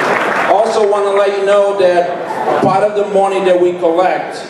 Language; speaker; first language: English; native; English